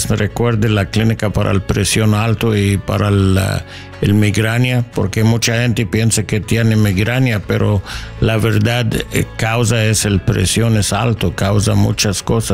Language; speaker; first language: Spanish; non-native, learner; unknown